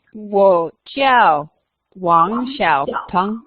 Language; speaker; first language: Chinese; non-native, learner; English